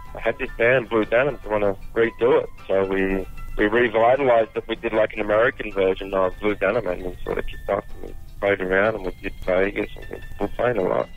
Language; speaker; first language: English; native; English